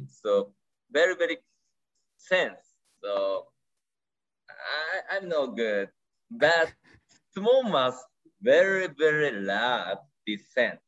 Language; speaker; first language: English; non-native, learner; Japanese